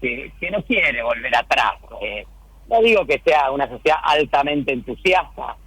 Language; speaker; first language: Spanish; native; Spanish